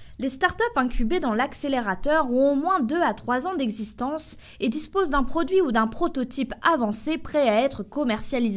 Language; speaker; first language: French; native; French